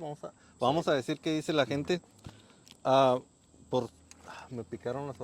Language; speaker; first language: Spanish; native; Spanish